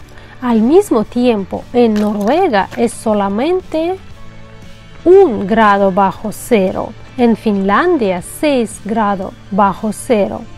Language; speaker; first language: Spanish; non-native, fluent; Russian